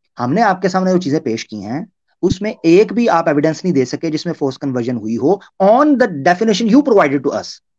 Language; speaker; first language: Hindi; native; Hindi